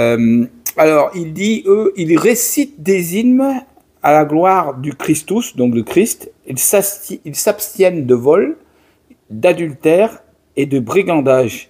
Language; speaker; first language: French; native; French